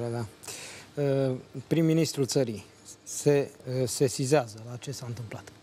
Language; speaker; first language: Romanian; native; Romanian